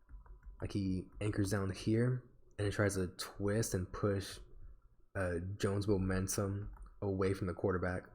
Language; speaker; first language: English; native; English